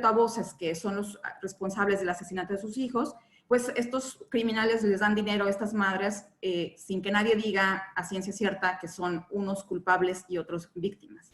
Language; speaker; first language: Spanish; native; Spanish